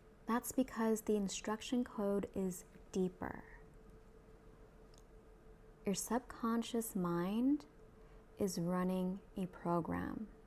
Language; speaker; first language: English; native; English